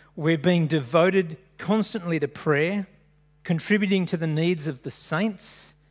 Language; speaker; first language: English; native; English